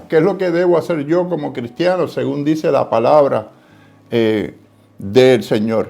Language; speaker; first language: Spanish; native; Spanish